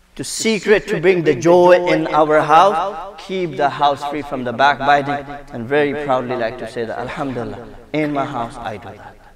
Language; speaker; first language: English; non-native, local second language; Urdu